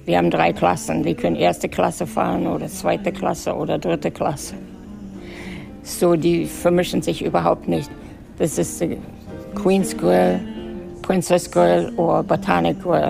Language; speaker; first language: German; native; German